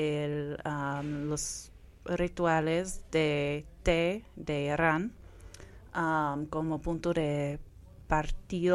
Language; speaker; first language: Spanish; non-native, fluent; English